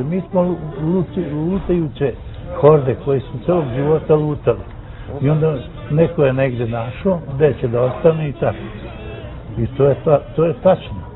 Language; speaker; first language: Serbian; non-native, local second language; Romany